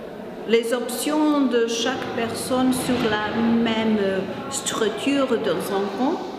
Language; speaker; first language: French; non-native, learner; Portuguese